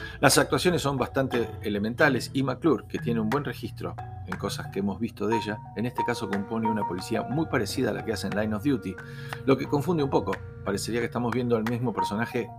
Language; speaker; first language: Spanish; native; Spanish